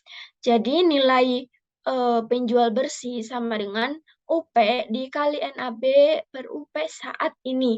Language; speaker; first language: Indonesian; native; Indonesian